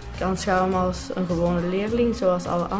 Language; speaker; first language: Dutch; native; Dutch